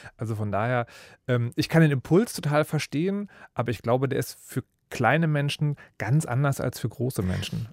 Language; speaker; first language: German; native; German